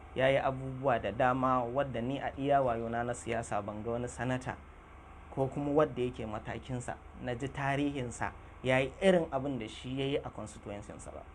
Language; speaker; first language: Hausa; native; Hausa